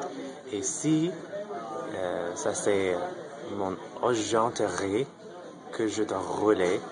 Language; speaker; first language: French; non-native, learner; English